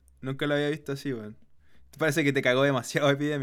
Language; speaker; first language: Spanish; native; Spanish